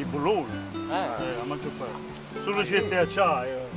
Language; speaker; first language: Italian; native; Italian